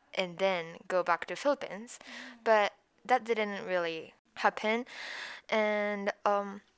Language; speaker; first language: English; non-native, fluent; Japanese